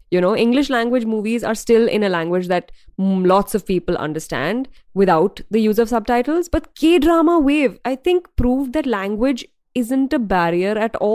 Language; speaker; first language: English; non-native, local second language; Hindi